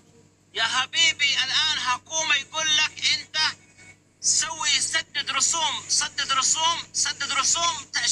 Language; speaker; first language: Arabic; native; Arabic